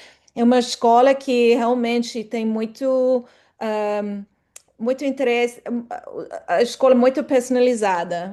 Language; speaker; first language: Portuguese; non-native, fluent; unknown